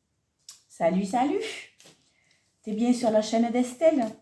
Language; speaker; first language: French; native; French